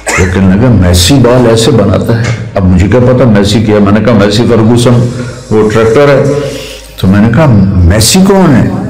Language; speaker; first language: Urdu; non-native, local second language; Punjabi